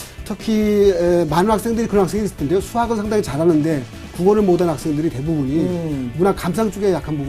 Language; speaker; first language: Korean; native; Korean